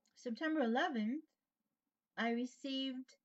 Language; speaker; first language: English; native; English